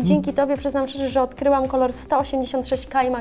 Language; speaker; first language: Polish; native; Polish